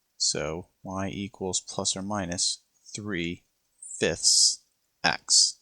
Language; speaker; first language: English; native; English